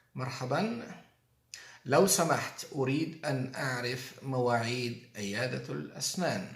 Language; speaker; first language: Arabic; non-native, fluent; Turkish